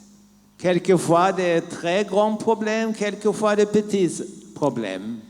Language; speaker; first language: French; non-native, learner; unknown